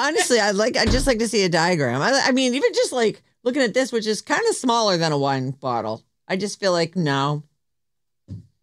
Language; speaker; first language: English; native; English